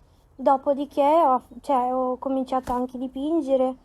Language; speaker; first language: Italian; non-native, fluent; Macedonian